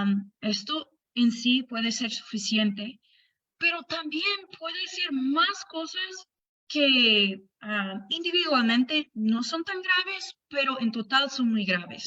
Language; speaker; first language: Spanish; non-native, fluent; English